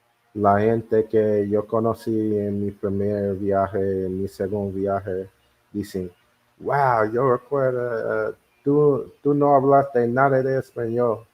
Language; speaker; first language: Spanish; non-native, learner; English